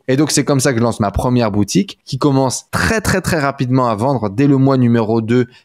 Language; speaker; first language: French; native; French